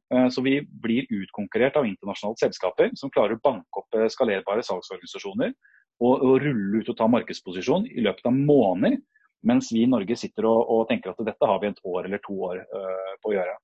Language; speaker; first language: Norwegian; native; Norwegian